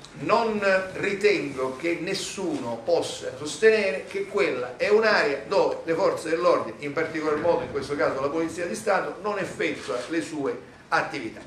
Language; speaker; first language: Italian; native; Italian